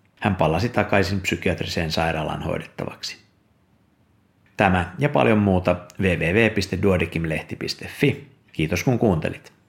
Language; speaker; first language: Finnish; native; Finnish